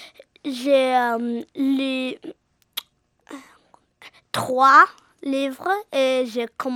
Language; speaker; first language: French; early bilingual, heritage; English